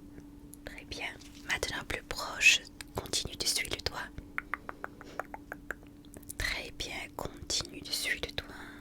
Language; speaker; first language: French; non-native, fluent; English